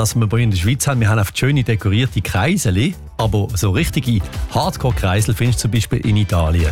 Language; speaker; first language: German; native; German